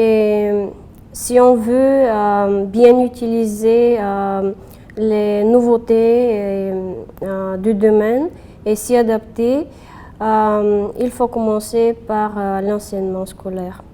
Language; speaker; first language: French; non-native, fluent; Bulgarian